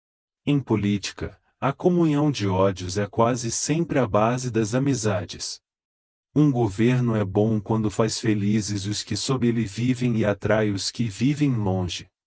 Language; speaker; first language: Portuguese; native; Portuguese